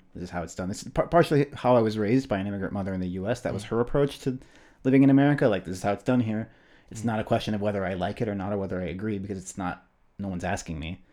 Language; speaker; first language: English; native; English